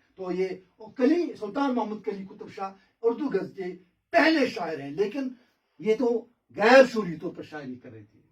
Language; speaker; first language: Urdu; non-native, local second language; Kashmiri